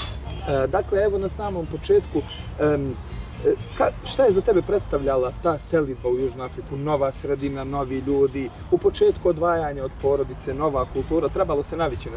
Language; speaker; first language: Serbian; native; Serbian